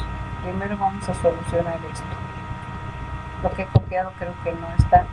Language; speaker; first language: Spanish; native; Spanish